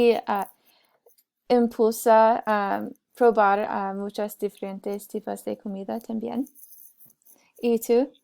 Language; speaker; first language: Spanish; non-native, learner; English